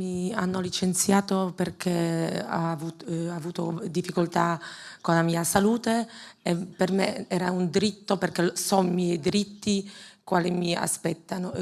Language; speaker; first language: Italian; non-native, learner; Polish